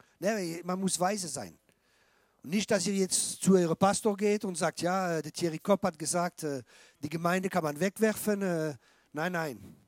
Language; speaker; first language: German; non-native, fluent; French